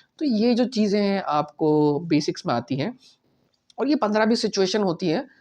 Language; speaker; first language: Hindi; native; Hindi